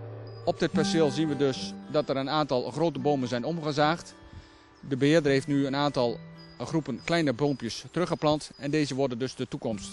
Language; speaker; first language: Dutch; native; Dutch